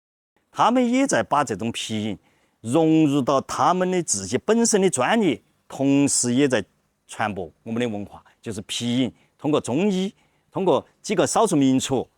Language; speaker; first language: Chinese; native; Chinese